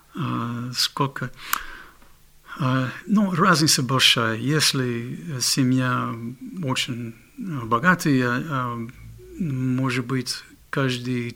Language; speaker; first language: Russian; non-native, fluent; English